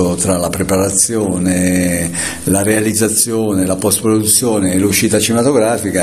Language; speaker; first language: Italian; native; Italian